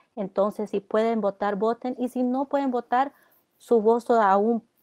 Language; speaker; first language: Spanish; early bilingual, heritage; Spanish